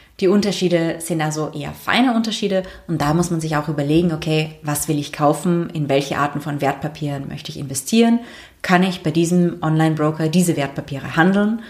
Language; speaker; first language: German; native; German